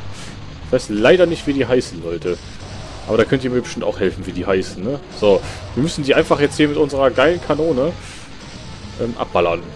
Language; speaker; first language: German; native; German